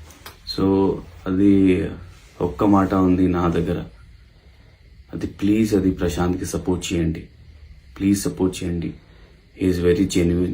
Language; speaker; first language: Telugu; non-native, local second language; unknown